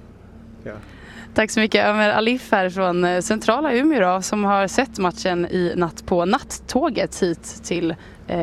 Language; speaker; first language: Swedish; native; Swedish